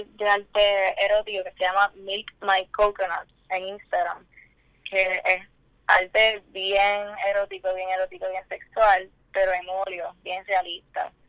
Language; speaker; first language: Spanish; native; Spanish